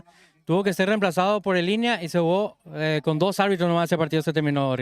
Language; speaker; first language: Spanish; native; Spanish